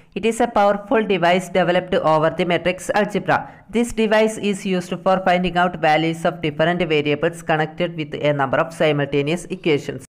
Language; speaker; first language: English; non-native, local second language; Malayalam